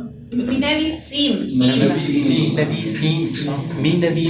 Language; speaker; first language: Persian; non-native, learner; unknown